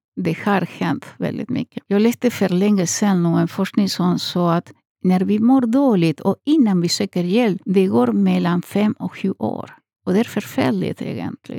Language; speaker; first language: Swedish; non-native, fluent; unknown